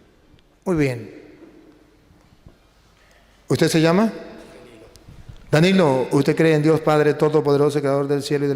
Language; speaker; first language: Spanish; native; Spanish